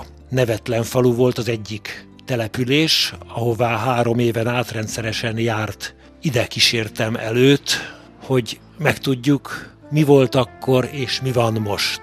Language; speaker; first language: Hungarian; native; Hungarian